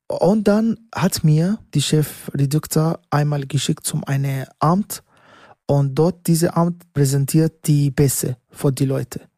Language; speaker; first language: German; non-native, learner; Arabic